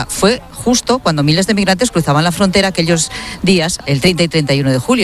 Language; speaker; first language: Spanish; native; Spanish